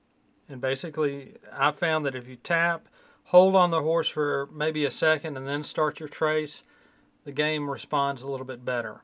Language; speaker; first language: English; native; English